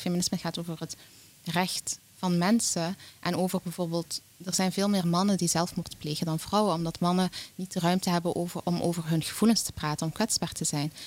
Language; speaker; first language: Dutch; early bilingual, other home language; Arabic